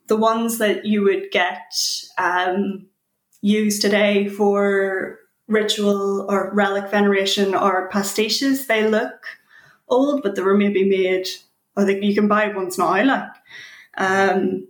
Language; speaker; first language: English; native; English